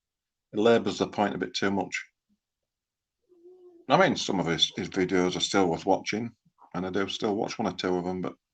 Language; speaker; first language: English; native; English